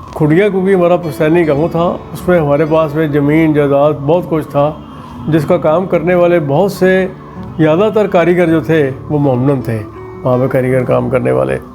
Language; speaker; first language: Hindi; non-native, local second language; Punjabi